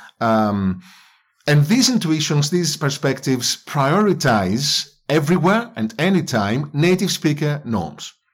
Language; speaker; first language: English; non-native, fluent; Greek